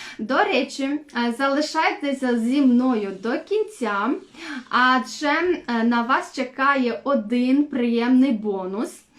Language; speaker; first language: Ukrainian; non-native, local second language; Russian